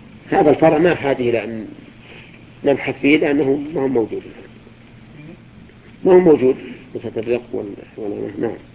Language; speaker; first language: Arabic; native; Arabic